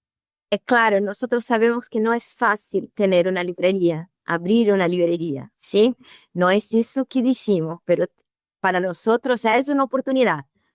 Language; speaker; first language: Spanish; non-native, fluent; Portuguese